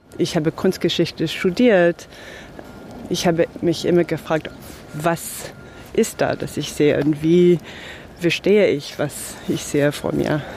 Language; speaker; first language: German; non-native, fluent; English